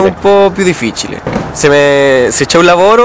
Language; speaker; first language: Italian; non-native, fluent; Spanish